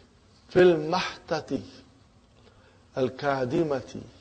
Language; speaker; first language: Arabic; non-native, fluent; Urdu